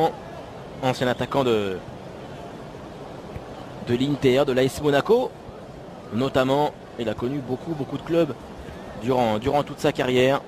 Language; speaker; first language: French; native; French